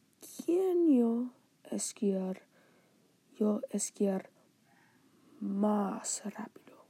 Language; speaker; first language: Spanish; non-native, learner; English